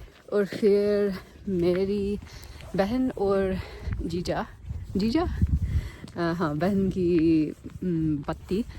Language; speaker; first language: Hindi; non-native, learner; English